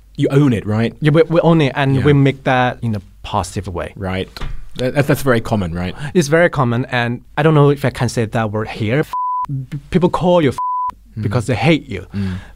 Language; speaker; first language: English; non-native, fluent; Chinese